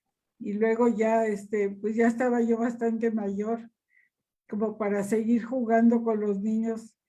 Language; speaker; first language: Spanish; early bilingual, other home language; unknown